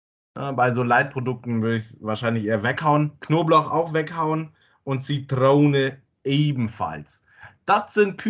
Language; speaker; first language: German; native; German